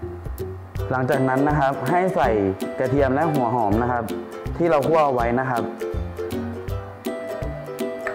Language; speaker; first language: Thai; native; Thai